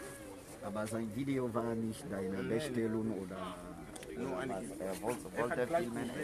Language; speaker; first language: German; non-native, learner; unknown